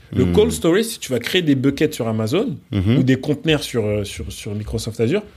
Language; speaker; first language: French; native; French